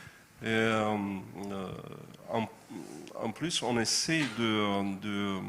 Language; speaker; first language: French; non-native, fluent; Romanian